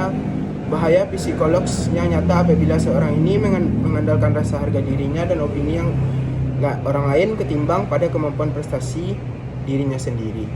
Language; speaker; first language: Indonesian; native; Indonesian